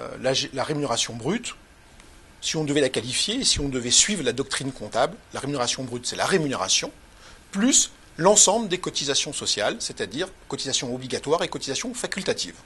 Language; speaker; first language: French; native; French